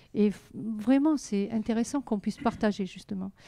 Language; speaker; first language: French; native; French